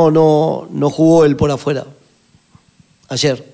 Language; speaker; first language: Spanish; native; Spanish